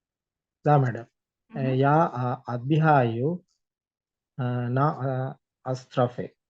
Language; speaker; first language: Russian; non-native, learner; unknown